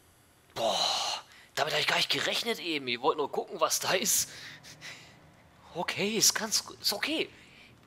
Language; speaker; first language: German; native; German